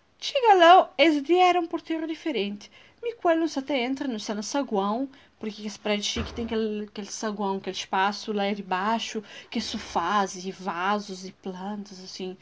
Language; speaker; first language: Portuguese; non-native, local second language; Kabuverdianu